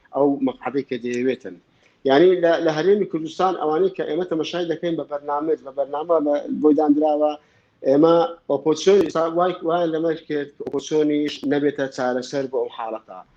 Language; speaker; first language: Central Kurdish; native; Central Kurdish